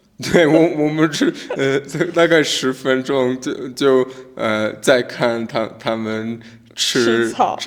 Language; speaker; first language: Chinese; non-native, learner; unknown